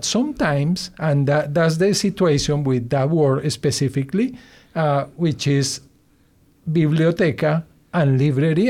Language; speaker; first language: English; non-native, learner; Spanish